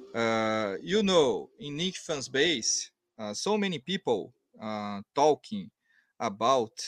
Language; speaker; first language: English; non-native, learner; Portuguese